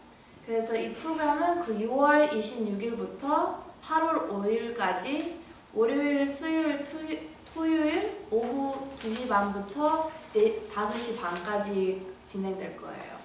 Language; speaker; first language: Korean; early bilingual, heritage; English